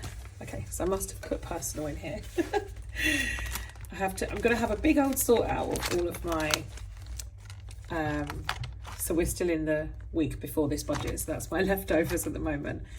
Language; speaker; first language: English; native; English